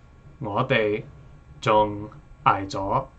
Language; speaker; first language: Cantonese; non-native, learner; English